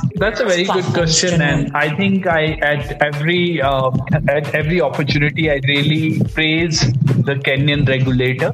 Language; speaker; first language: English; non-native, local second language; Hindi